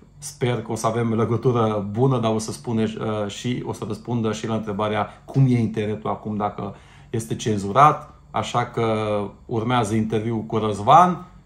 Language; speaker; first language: Romanian; non-native, local second language; Hungarian